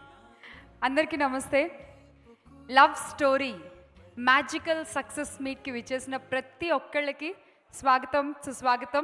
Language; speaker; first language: Telugu; native; Telugu